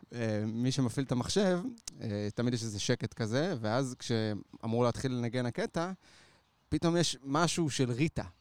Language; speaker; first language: Hebrew; native; Hebrew